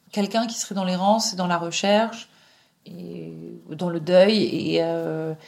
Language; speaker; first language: French; native; French